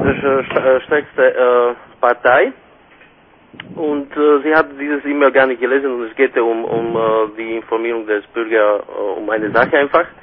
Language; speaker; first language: German; non-native, fluent; Slovak